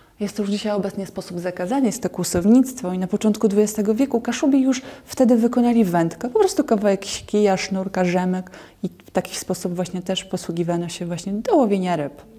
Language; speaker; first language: Polish; native; Polish